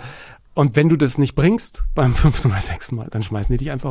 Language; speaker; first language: German; native; German